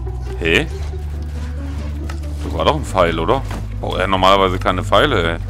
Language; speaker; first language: German; native; German